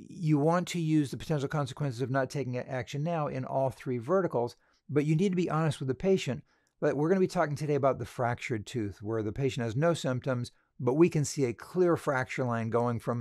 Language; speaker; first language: English; native; English